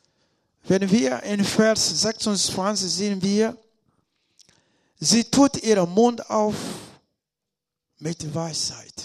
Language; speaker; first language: German; non-native, learner; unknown